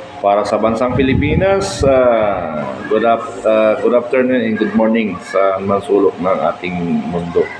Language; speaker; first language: Filipino; native; Filipino